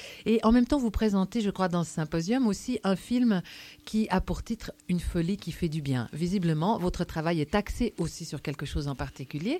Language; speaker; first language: French; native; French